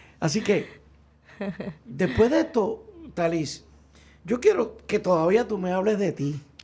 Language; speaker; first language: Spanish; native; Spanish